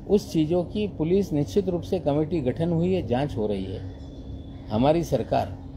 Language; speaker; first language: Hindi; native; Hindi